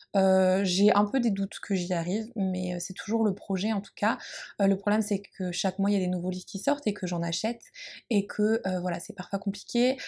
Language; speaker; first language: French; native; French